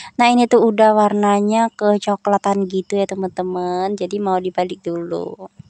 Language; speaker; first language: Indonesian; non-native, local second language; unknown